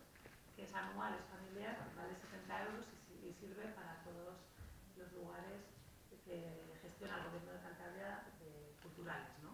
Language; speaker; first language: Spanish; native; Spanish